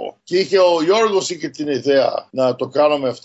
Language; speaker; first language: Greek; early bilingual, heritage; Greek